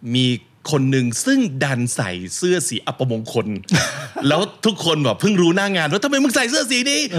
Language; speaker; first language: Thai; native; Thai